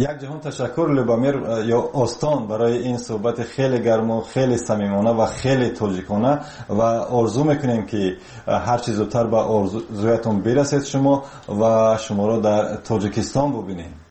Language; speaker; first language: Tajik; native; Tajik